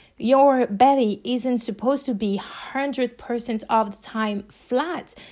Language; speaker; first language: English; non-native, fluent; French